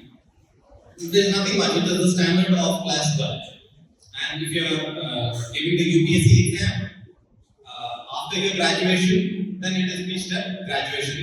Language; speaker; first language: English; non-native, local second language; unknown